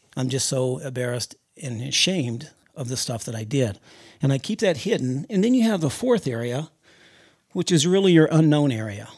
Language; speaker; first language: English; native; English